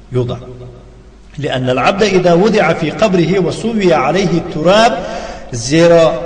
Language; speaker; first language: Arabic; non-native, fluent; Tajik